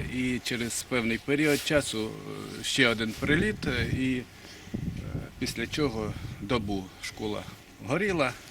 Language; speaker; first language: Ukrainian; native; Ukrainian